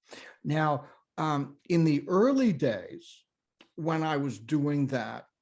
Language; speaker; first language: English; native; English